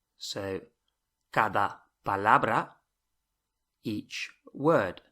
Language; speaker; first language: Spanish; non-native, fluent; English